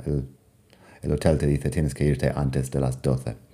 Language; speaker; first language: Spanish; non-native, fluent; English